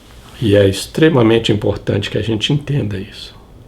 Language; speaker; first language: Portuguese; native; Portuguese